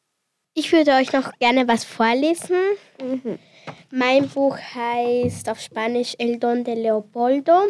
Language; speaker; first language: German; early bilingual, other home language; Spanish